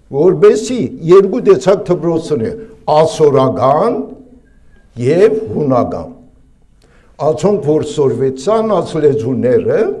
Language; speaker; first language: Armenian; native; Armenian